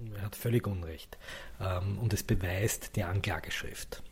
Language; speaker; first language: German; native; German